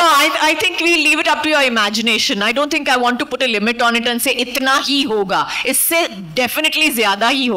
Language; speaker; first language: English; non-native, local second language; Hindi